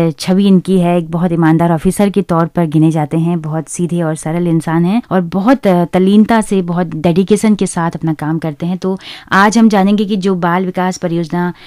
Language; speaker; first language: Hindi; native; Hindi